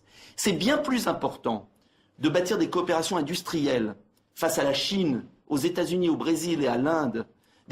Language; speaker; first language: French; native; French